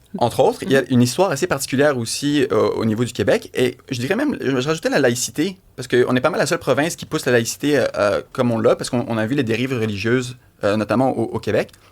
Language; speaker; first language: French; native; French